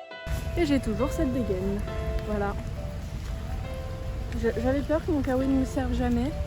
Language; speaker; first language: French; native; French